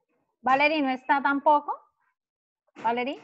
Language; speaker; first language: Spanish; native; Spanish